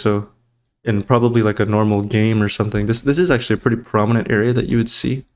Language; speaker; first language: English; native; English